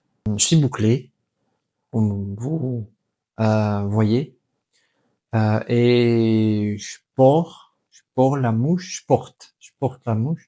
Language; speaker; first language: French; non-native, fluent; Russian